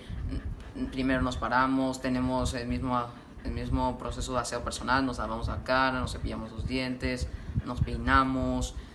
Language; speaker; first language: Spanish; native; Spanish